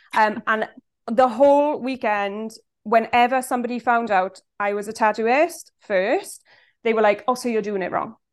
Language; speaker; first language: English; native; English